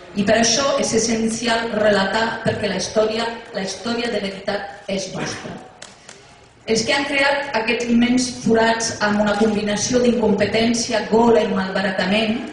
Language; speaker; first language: Catalan; non-native, fluent; Italian